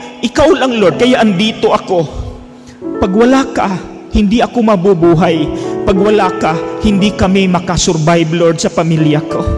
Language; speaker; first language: Filipino; non-native, local second language; Cebuano